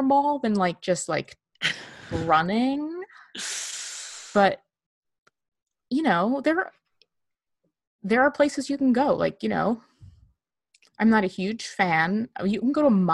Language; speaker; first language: English; native; English